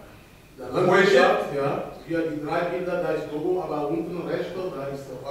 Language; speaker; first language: German; non-native, fluent; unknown